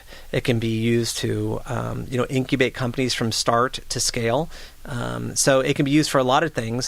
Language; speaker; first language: English; native; English